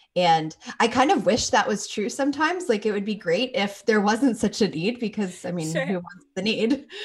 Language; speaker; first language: English; native; English